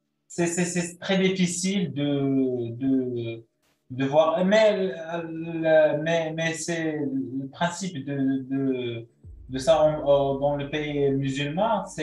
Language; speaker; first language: French; non-native, local second language; Arabic